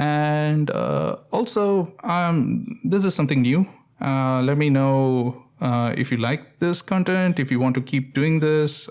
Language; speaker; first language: English; non-native, local second language; Tamil